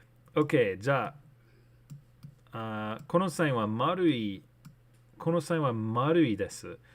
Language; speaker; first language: Japanese; non-native, learner; English